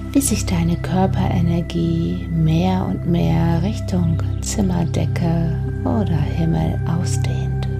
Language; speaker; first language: German; native; German